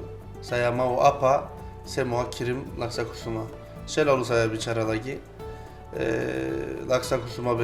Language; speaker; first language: Indonesian; non-native, learner; Turkish